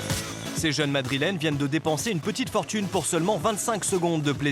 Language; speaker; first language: French; native; French